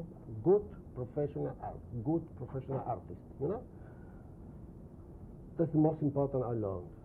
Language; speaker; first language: English; non-native, learner; Spanish